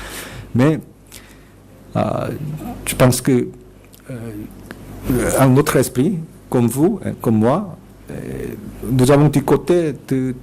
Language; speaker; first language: French; non-native, fluent; Korean